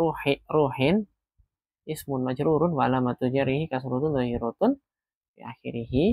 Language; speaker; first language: Arabic; non-native, fluent; Indonesian